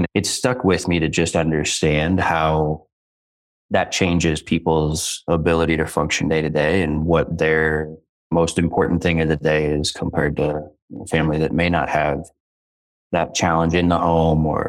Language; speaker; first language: English; native; English